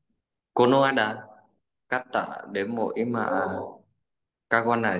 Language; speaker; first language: Japanese; non-native, learner; Vietnamese